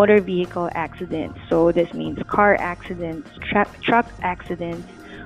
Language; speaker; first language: English; non-native, local second language; Filipino